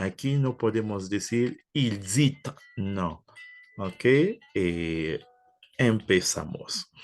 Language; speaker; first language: Spanish; non-native, fluent; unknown